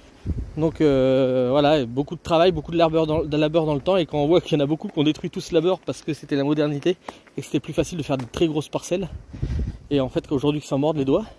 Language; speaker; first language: French; native; French